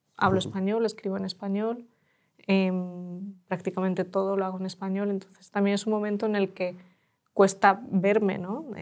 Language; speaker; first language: Spanish; early bilingual, other home language; Russian